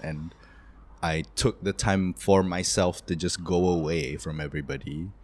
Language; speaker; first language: English; non-native, local second language; Malay